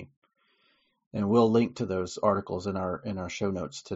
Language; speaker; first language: English; native; English